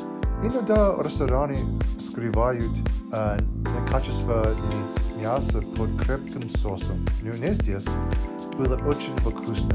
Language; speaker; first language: Russian; non-native, learner; English